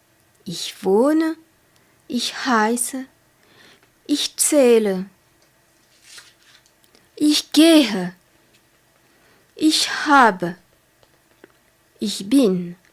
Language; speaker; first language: German; non-native, fluent; French